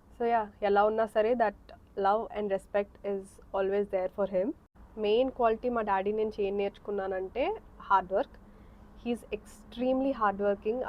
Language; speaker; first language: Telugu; early bilingual, heritage; Telugu